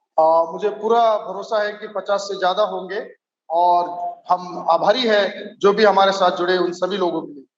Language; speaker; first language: Hindi; non-native, local second language; Marathi